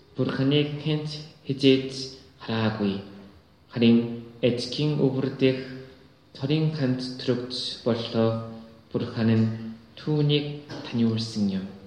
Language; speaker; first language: Mongolian; native; Mongolian